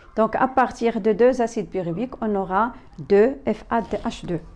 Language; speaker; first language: French; non-native, local second language; Arabic